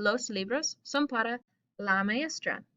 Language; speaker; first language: Spanish; non-native, fluent; English